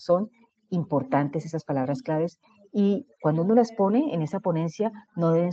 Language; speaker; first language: Spanish; native; Spanish